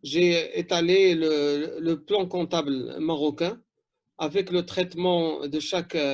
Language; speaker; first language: French; non-native, local second language; Arabic